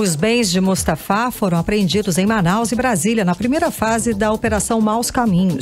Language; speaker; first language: Portuguese; native; Portuguese